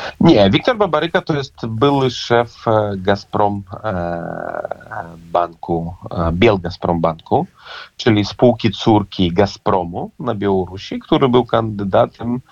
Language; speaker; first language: Polish; non-native, fluent; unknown